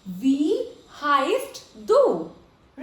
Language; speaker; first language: German; non-native, fluent; Hindi